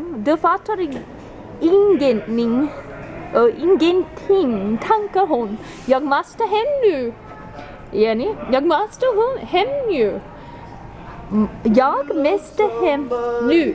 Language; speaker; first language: Swedish; non-native, learner; English